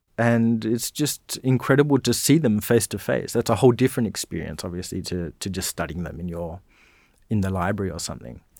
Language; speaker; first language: English; native; English